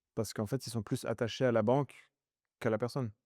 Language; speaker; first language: French; native; French